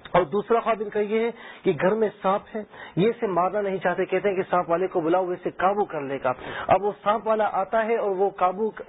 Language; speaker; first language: Urdu; native; Urdu